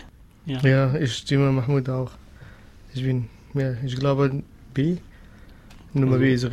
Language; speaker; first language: German; non-native, learner; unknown